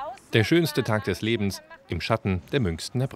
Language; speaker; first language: German; native; German